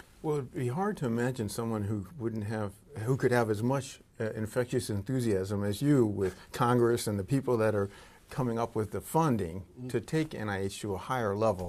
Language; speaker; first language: English; native; English